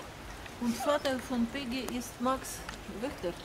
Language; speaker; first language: German; non-native, fluent; Russian